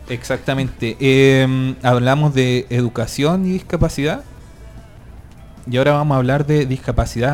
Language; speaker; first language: Spanish; native; Spanish